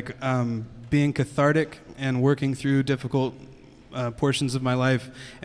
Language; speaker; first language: English; native; English